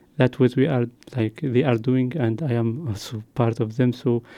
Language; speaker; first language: English; non-native, learner; Arabic